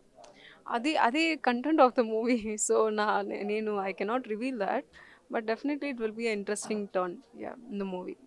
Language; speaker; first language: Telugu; non-native, learner; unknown